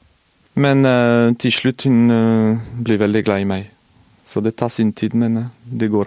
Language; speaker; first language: Norwegian; non-native, fluent; French